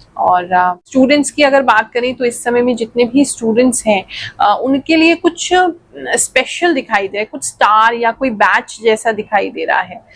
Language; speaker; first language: Hindi; native; Hindi